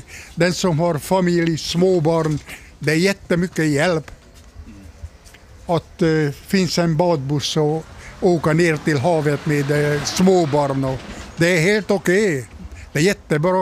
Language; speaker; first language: Swedish; non-native, learner; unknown